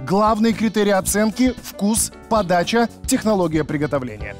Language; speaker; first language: Russian; native; Russian